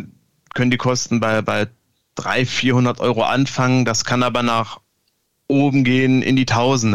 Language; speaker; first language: German; native; German